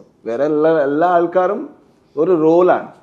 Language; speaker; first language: Malayalam; non-native, learner; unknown